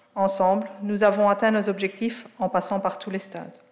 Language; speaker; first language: French; native; French